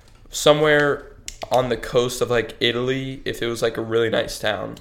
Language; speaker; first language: English; native; English